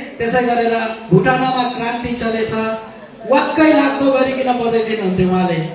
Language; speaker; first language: Nepali; native; Nepali